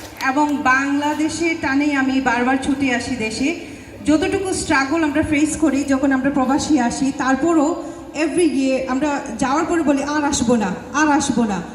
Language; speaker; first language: Bangla; early bilingual, heritage; Bangla